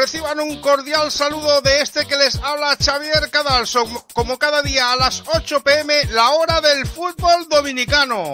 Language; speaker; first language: Spanish; native; Spanish